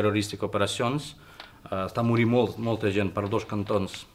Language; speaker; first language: Catalan; non-native, learner; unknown